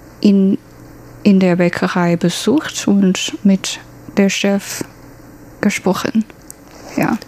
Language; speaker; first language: German; non-native, learner; Chinese